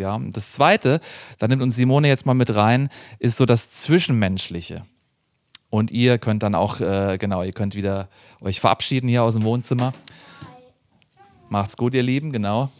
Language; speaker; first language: German; native; German